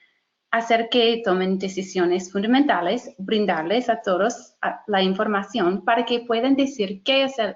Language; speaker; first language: Spanish; non-native, fluent; English